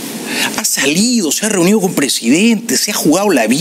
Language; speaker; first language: Spanish; native; Spanish